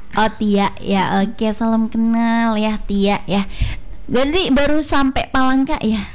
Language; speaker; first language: Indonesian; native; Indonesian